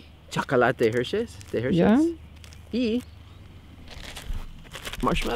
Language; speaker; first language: Spanish; non-native, learner; English